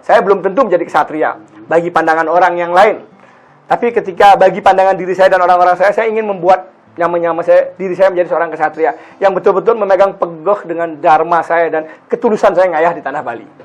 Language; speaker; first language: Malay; non-native, local second language; Balinese